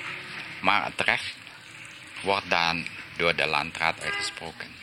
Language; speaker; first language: Dutch; early bilingual, heritage; Dutch